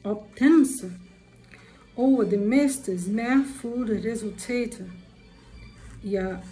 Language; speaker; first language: Danish; non-native, learner; Portuguese